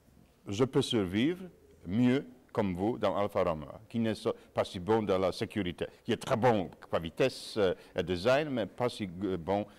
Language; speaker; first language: French; non-native, fluent; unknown